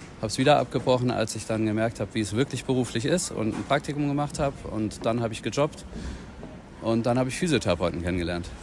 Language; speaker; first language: German; native; German